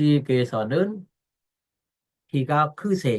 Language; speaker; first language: Korean; non-native, fluent; Khmer